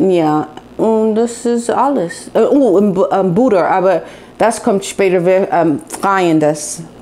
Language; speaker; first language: German; non-native, fluent; English